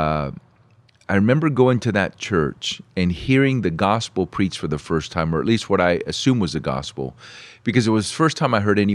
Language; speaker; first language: English; early bilingual, other home language; Spanish